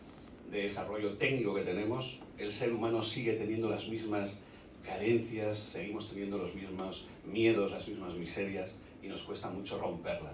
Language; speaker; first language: Spanish; native; Spanish